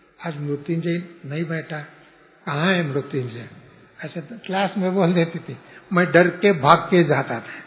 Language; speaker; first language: Hindi; non-native, local second language; Kannada